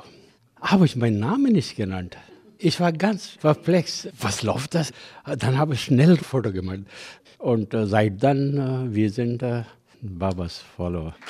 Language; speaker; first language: German; non-native, learner; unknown